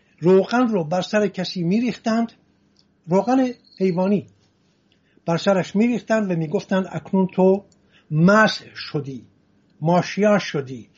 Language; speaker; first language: Persian; non-native, local second language; Assyrian Neo-Aramaic